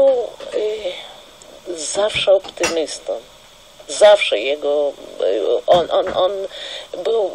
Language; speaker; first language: Polish; non-native, fluent; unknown